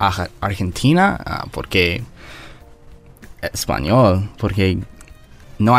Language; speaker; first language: Spanish; non-native, learner; English